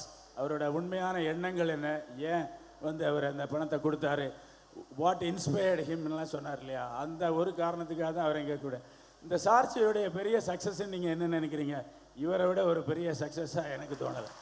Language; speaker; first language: Tamil; native; Tamil